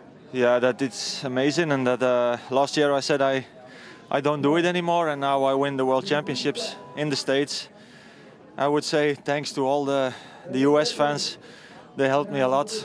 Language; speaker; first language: English; non-native, fluent; Dutch